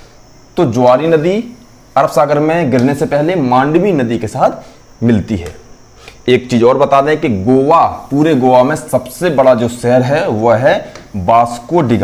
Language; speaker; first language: Hindi; native; Hindi